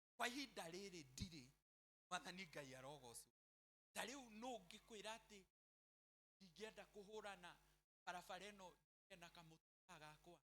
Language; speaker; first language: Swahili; non-native, local second language; Kikuyu